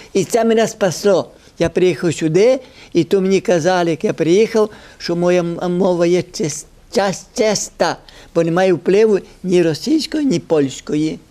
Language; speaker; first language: Ukrainian; early bilingual, heritage; Ukrainian